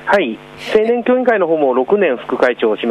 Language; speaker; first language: Japanese; native; Japanese